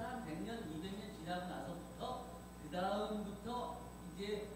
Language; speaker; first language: Korean; native; Korean